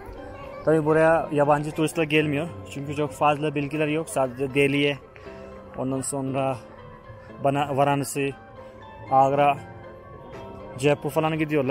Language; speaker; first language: Turkish; non-native, fluent; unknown